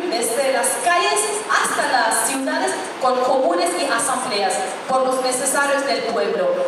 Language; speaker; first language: Spanish; non-native, fluent; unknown